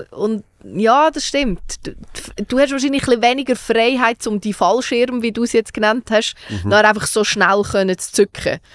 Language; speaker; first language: German; native; German